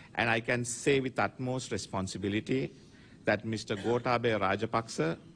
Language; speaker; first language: English; non-native, local second language; Sinhala